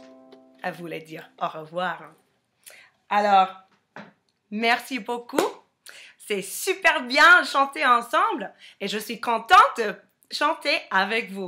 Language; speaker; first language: French; non-native, fluent; English